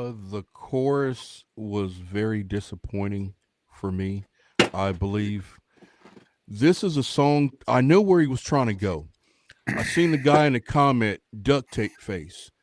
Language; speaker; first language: English; native; English